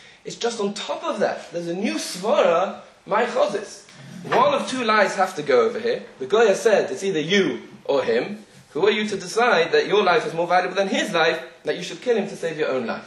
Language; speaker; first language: English; native; English